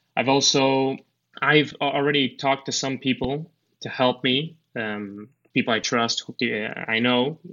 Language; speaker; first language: English; non-native, fluent; Spanish